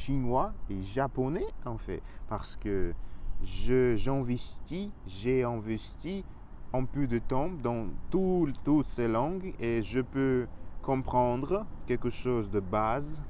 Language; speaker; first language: French; non-native, learner; Russian